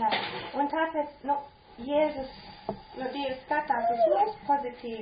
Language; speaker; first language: Latvian; non-native, fluent; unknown